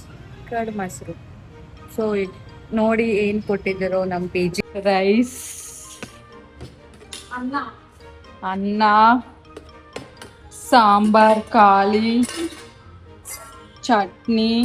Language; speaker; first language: Kannada; non-native, learner; Telugu